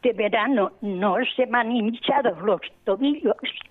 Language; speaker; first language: Spanish; non-native, local second language; Catalan